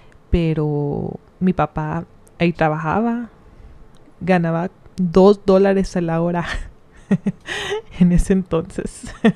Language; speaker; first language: Spanish; early bilingual, heritage; Spanish